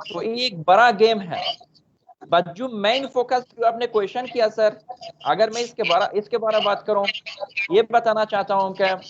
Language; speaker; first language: Hindi; non-native, fluent; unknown